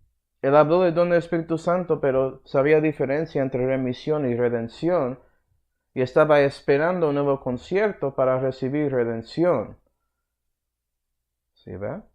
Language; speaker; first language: Spanish; early bilingual, heritage; Spanish